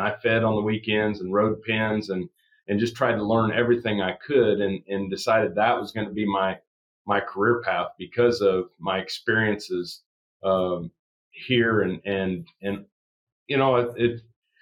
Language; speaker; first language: English; native; English